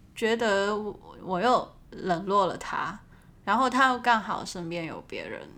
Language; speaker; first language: Chinese; non-native, fluent; Cantonese